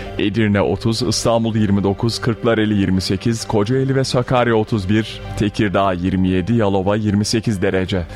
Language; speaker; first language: Turkish; native; Turkish